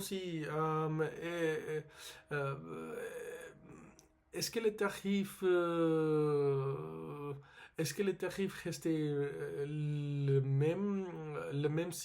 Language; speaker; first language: French; non-native, learner; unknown